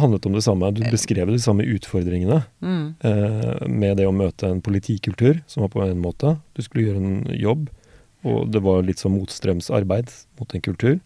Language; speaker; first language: Norwegian; native; Norwegian